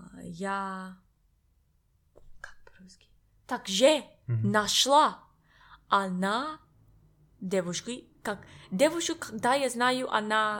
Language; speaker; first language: Russian; non-native, learner; English